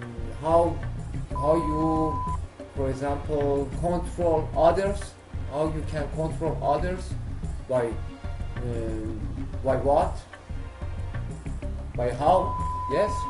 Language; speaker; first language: English; non-native, learner; Persian